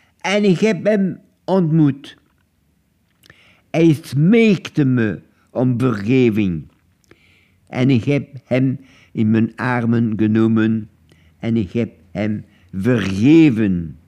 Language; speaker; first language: Dutch; non-native, local second language; French